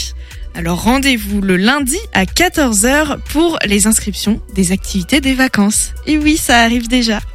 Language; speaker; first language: French; native; French